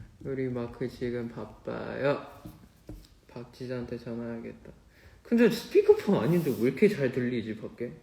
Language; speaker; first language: Korean; non-native, fluent; Chinese